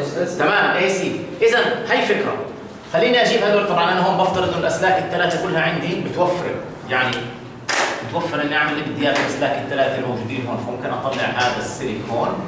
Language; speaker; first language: Arabic; native; Arabic